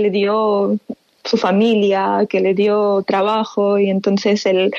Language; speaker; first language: Spanish; non-native, fluent; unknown